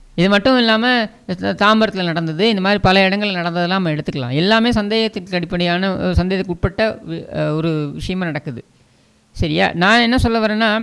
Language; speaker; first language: Tamil; native; Tamil